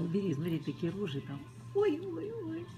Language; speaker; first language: Russian; native; Russian